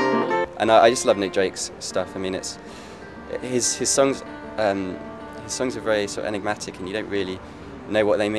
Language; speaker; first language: English; native; English